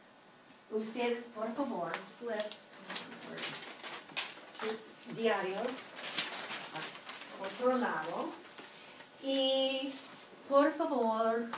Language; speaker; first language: Spanish; non-native, fluent; English